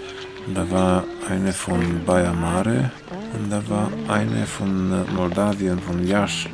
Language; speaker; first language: German; non-native, fluent; Romanian